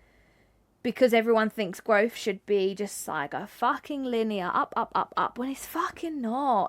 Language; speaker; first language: English; native; English